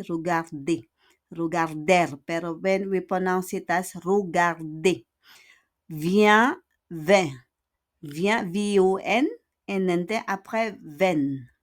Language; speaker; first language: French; non-native, fluent; Filipino